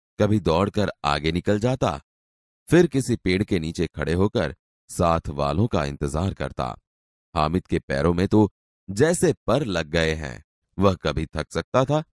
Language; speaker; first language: Hindi; non-native, local second language; Gujarati